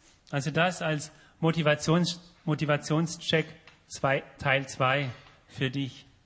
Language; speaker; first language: German; native; German